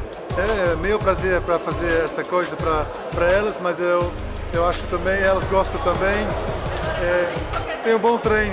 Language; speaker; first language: Portuguese; non-native, learner; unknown